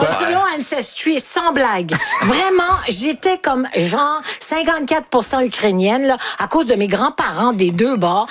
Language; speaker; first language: French; native; French